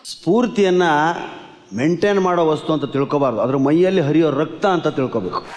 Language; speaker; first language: Kannada; native; Kannada